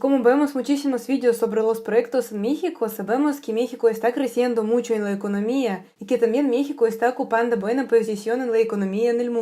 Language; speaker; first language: Spanish; non-native, fluent; Russian